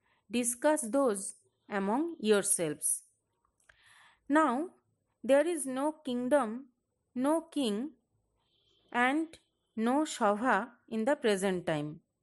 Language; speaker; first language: English; non-native, local second language; Bangla